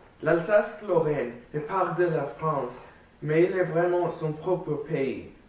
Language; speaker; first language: French; non-native, learner; English